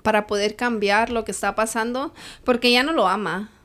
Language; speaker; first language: Spanish; early bilingual, other home language; English